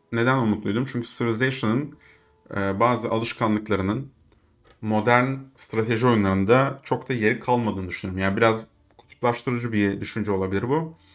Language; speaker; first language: Turkish; native; Turkish